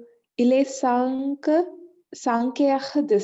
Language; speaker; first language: French; non-native, learner; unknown